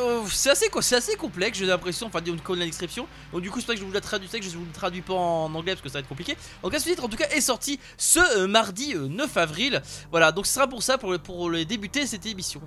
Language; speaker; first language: French; native; French